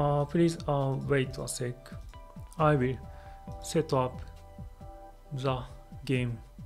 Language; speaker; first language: English; non-native, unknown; Japanese